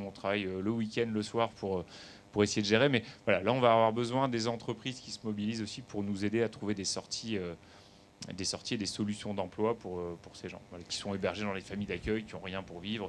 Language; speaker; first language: French; native; French